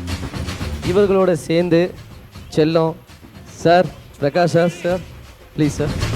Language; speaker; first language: Tamil; native; Tamil